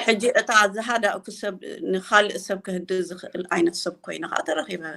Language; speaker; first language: Tigrinya; native; Tigrinya